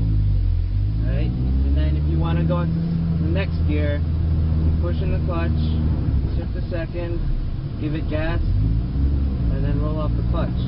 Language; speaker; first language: English; native; English